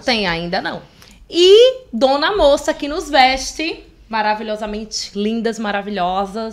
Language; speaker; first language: Portuguese; native; Portuguese